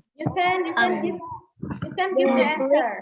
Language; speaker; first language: English; non-native, fluent; Indonesian